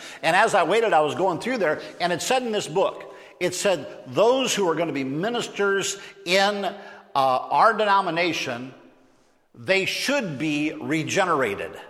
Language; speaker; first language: English; native; English